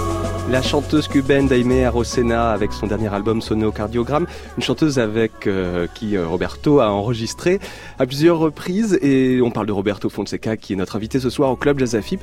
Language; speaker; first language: French; native; French